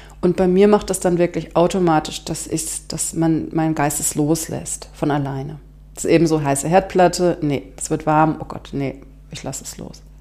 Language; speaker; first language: German; native; German